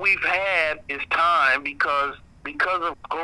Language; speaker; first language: English; native; English